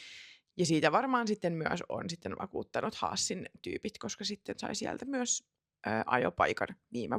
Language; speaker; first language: Finnish; native; Finnish